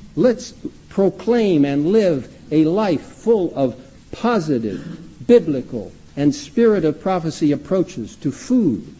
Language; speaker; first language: English; early bilingual, other home language; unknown